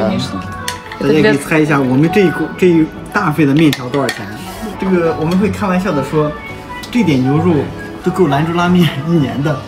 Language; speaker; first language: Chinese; native; Chinese